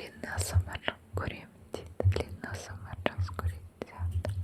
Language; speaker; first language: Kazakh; non-native, local second language; Russian